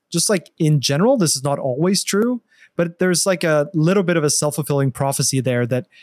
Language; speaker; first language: English; non-native, fluent; Norwegian